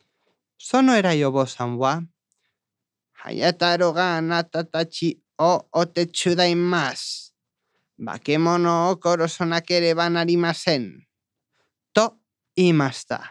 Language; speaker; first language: Japanese; non-native, learner; Spanish